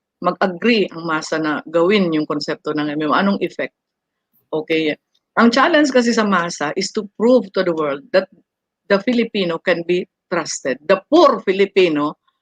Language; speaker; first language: Filipino; non-native, local second language; Bikol